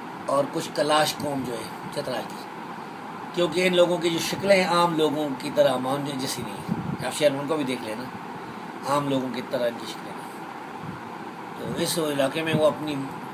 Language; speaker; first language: Urdu; non-native, local second language; Pashto